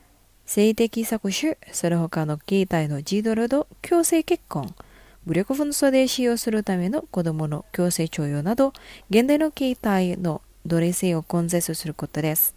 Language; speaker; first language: Japanese; non-native, fluent; Indonesian